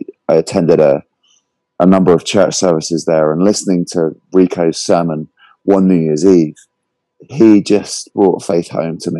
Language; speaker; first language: English; native; English